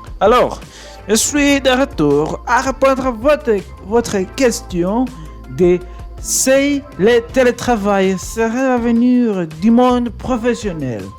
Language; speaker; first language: French; non-native, learner; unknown